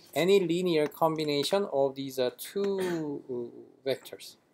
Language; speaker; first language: English; non-native, fluent; Korean